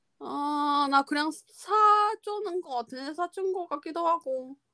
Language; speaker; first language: Korean; non-native, fluent; Chinese